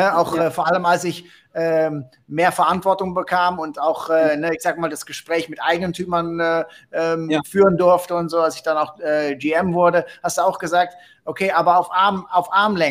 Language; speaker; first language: German; native; German